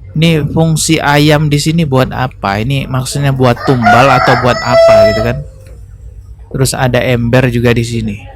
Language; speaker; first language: Indonesian; native; Indonesian